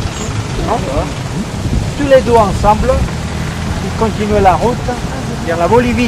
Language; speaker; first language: French; non-native, fluent; Spanish